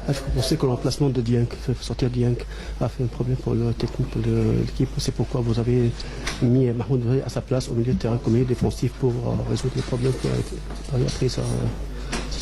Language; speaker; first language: French; non-native, fluent; Arabic